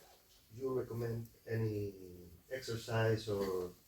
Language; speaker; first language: English; non-native, learner; Spanish